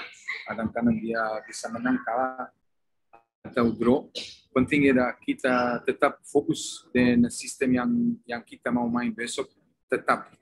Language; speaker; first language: Indonesian; non-native, fluent; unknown